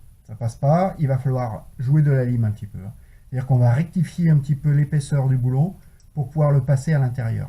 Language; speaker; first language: French; native; French